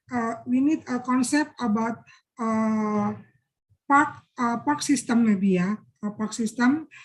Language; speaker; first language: English; non-native, learner; Indonesian